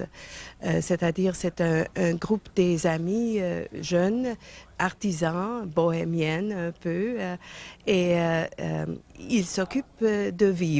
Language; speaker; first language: French; non-native, fluent; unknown